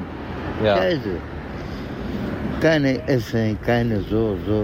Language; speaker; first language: German; non-native, learner; Turkish